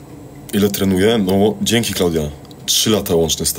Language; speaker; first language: Polish; native; Polish